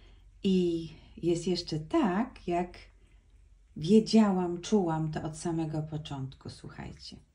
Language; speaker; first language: Polish; native; Polish